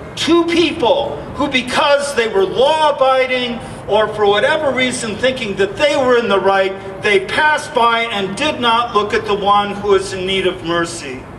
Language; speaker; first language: English; native; English